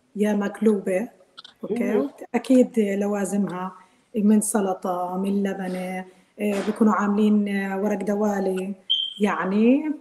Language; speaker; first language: Arabic; native; Arabic